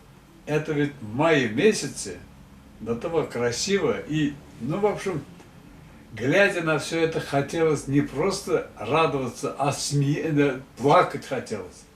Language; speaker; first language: Russian; non-native, local second language; Tatar